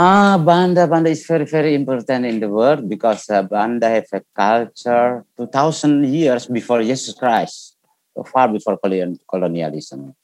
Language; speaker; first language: English; non-native, learner; Indonesian